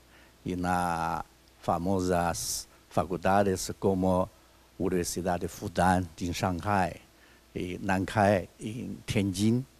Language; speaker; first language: Portuguese; non-native, fluent; Chinese